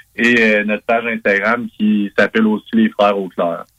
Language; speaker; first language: French; native; French